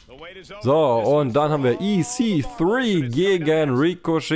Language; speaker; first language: German; native; German